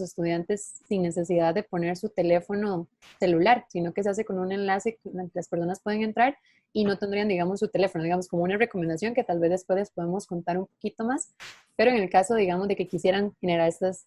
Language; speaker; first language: Spanish; native; Spanish